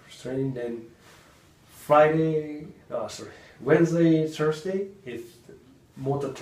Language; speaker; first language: English; non-native, learner; Japanese